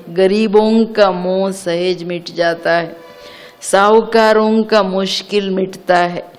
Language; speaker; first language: Hindi; non-native, local second language; Kannada